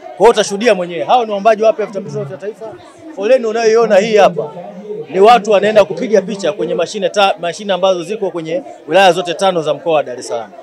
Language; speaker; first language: Swahili; native; Swahili